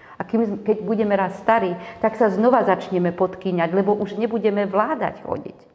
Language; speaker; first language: Slovak; non-native, local second language; Hungarian